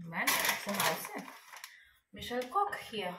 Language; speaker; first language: German; non-native, learner; Filipino